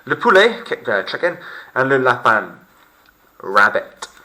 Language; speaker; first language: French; non-native, fluent; English